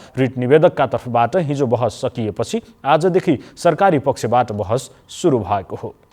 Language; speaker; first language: Nepali; native; Nepali